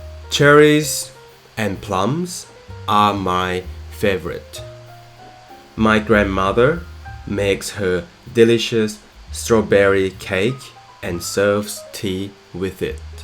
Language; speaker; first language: English; non-native, fluent; Thai